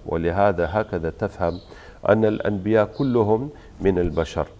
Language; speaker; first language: Arabic; native; Arabic